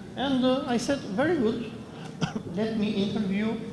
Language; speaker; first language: English; non-native, fluent; Albanian